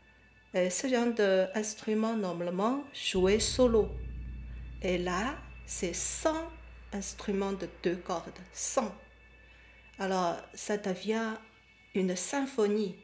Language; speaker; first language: French; non-native, fluent; Chinese